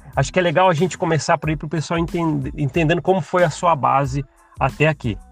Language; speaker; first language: Portuguese; native; Portuguese